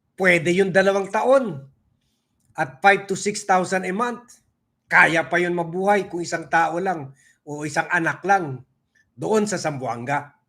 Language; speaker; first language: Filipino; non-native, local second language; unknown